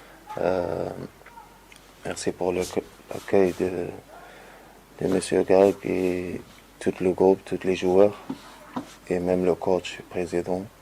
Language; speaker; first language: French; non-native, learner; Arabic